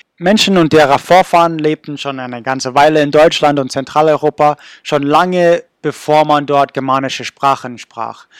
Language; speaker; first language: German; non-native, fluent; English